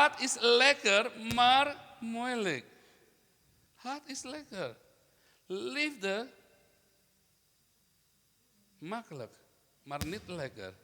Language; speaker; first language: Dutch; non-native, learner; Indonesian